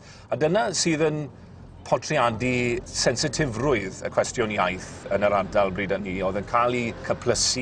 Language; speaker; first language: Welsh; native; Welsh